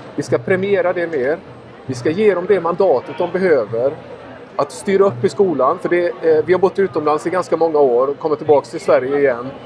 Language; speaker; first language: Swedish; native; Swedish